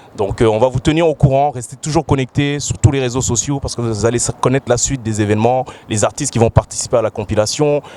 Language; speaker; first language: French; early bilingual, other home language; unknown